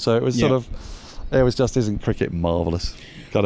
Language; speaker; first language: English; native; English